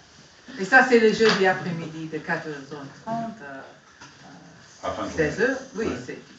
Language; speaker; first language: French; non-native, learner; English